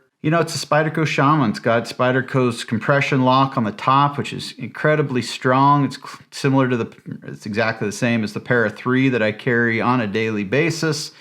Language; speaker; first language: English; native; English